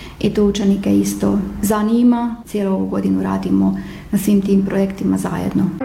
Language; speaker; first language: Croatian; early bilingual, heritage; Croatian